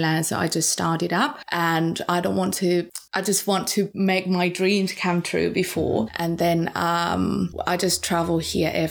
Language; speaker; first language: English; non-native, fluent; Thai